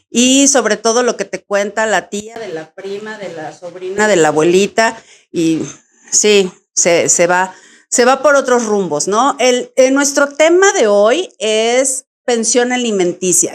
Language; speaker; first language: Spanish; native; Spanish